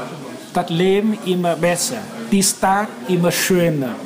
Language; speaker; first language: German; non-native, learner; Vietnamese